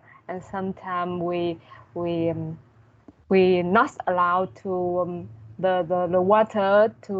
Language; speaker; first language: English; non-native, learner; Vietnamese